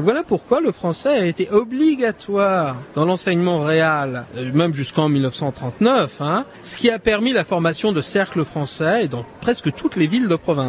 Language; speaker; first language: French; native; French